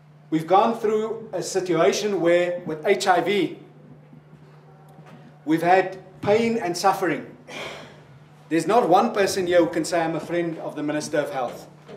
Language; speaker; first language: English; non-native, local second language; Afrikaans